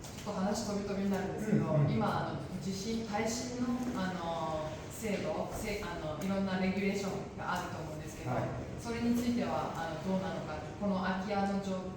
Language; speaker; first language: Japanese; native; Japanese